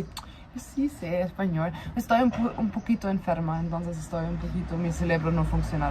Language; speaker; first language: Spanish; non-native, fluent; German